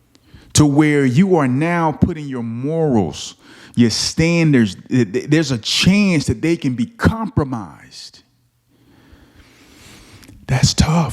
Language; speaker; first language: English; native; English